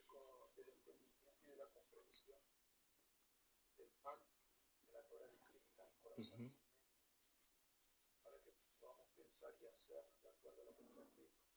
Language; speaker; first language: Spanish; native; Spanish